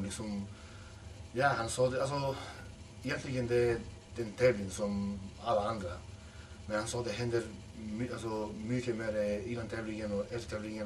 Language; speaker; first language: Swedish; non-native, fluent; Macedonian